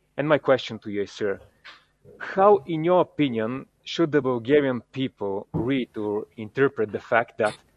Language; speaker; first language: English; non-native, fluent; Bulgarian